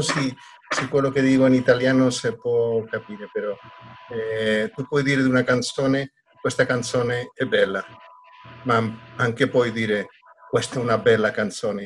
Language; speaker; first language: Italian; non-native, fluent; Spanish